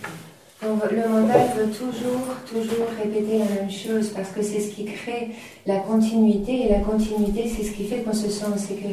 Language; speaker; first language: French; native; French